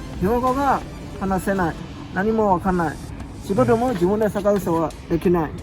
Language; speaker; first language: Japanese; non-native, learner; Bangla